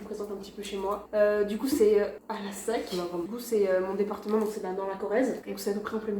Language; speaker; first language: French; native; French